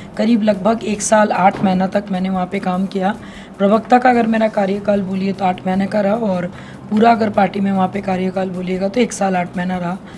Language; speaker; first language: Hindi; non-native, local second language; Bangla